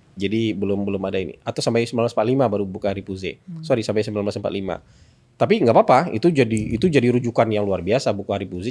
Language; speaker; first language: Indonesian; non-native, local second language; Minangkabau